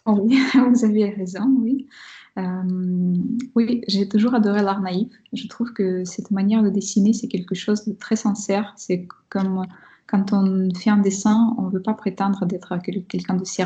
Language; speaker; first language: French; non-native, fluent; Russian